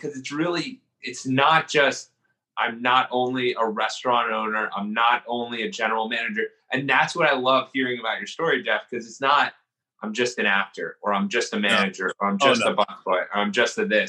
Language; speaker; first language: English; native; English